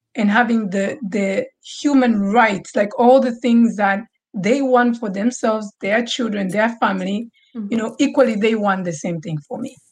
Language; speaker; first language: English; non-native, local second language; Swahili